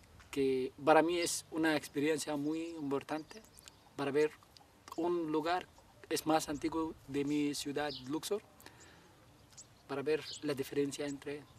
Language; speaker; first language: Spanish; non-native, learner; Arabic